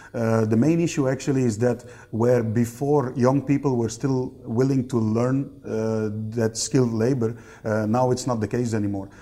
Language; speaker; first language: English; non-native, fluent; Dutch